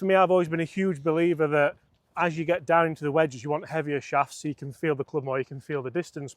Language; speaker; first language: English; native; English